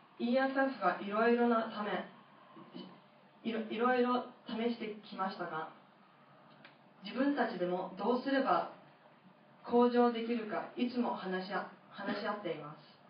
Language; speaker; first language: Japanese; non-native, fluent; English